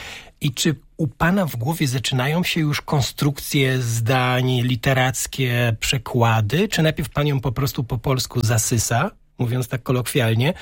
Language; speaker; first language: Polish; native; Polish